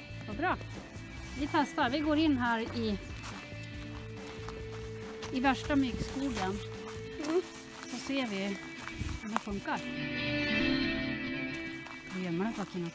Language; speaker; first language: Swedish; native; Swedish